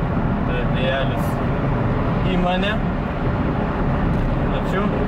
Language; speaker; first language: Lithuanian; native; Lithuanian